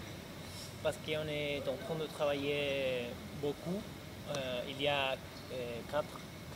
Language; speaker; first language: French; non-native, learner; Spanish